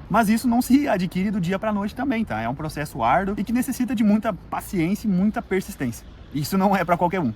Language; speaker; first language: Portuguese; native; Portuguese